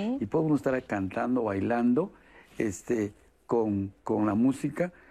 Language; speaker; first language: Spanish; non-native, local second language; Yucateco